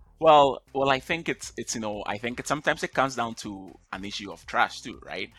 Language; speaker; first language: English; non-native, local second language; Akan